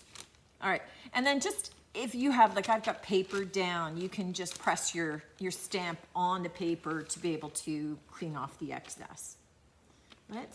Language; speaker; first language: English; native; English